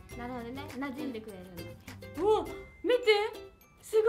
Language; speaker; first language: Japanese; non-native, fluent; Korean